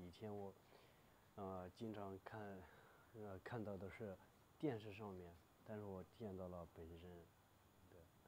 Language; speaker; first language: Chinese; non-native, local second language; Tibetan